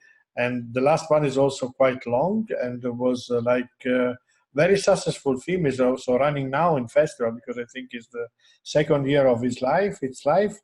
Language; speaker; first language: English; non-native, fluent; Italian